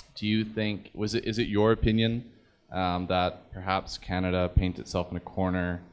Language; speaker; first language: English; native; English